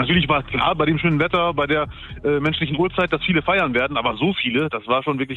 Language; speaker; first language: German; early bilingual, other home language; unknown